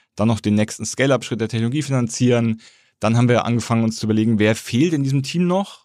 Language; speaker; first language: German; native; German